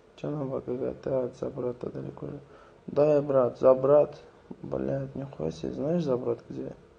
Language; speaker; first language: Russian; non-native, local second language; Azerbaijani